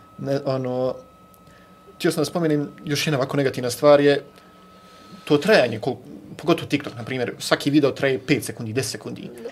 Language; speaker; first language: Bosnian; native; Bosnian